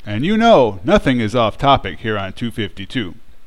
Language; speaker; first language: English; native; English